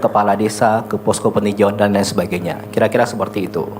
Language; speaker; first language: Indonesian; native; Indonesian